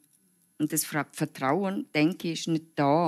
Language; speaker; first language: German; non-native, fluent; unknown